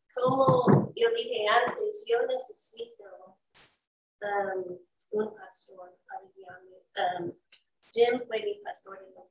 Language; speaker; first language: Spanish; non-native, learner; English